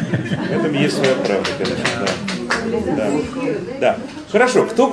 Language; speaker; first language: Russian; native; Russian